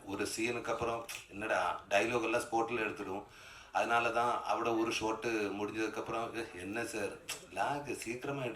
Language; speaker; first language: Tamil; non-native, learner; Malayalam